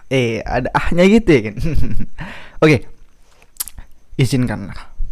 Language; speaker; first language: Indonesian; native; Indonesian